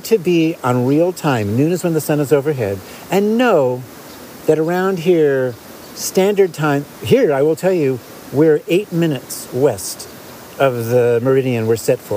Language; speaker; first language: English; native; English